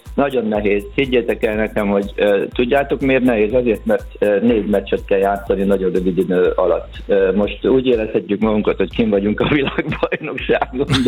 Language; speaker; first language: Hungarian; native; Hungarian